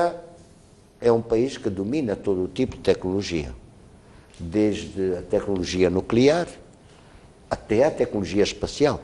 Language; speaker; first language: Portuguese; native; Portuguese